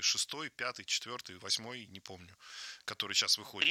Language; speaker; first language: Russian; native; Russian